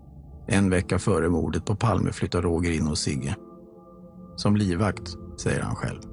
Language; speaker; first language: Swedish; native; Swedish